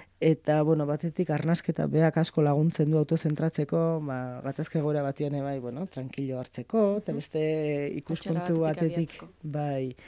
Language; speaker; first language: Basque; native; Basque